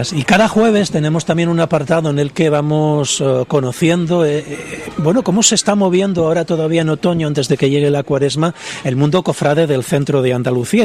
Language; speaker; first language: Spanish; native; Spanish